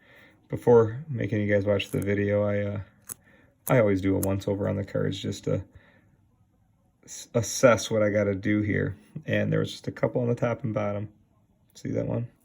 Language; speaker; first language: English; native; English